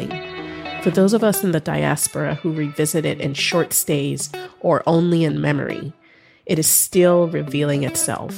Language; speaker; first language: English; non-native, local second language; Yoruba